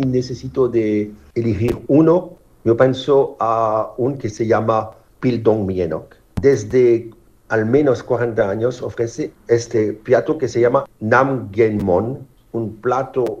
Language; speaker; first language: Spanish; non-native, fluent; French